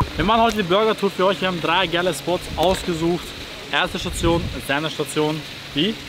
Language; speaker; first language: German; early bilingual, other home language; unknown